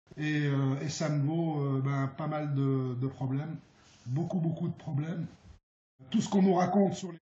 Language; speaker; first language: French; early bilingual, other home language; Arabic